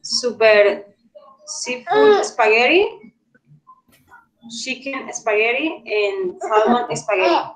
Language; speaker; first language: English; non-native, learner; Spanish